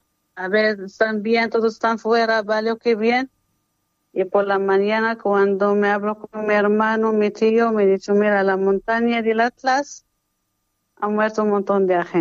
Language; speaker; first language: Spanish; non-native, learner; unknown